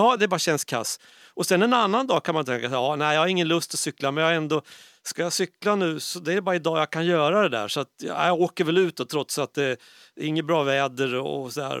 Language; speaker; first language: Swedish; native; Swedish